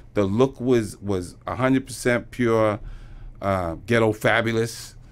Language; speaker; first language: English; native; English